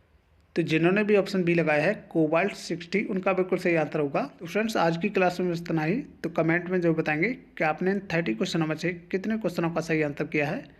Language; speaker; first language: Hindi; native; Hindi